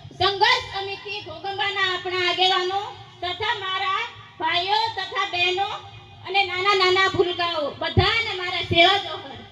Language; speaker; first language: Gujarati; non-native, local second language; Rathawi